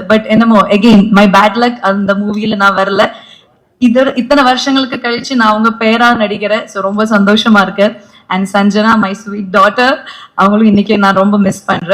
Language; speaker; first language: Tamil; non-native, fluent; Malayalam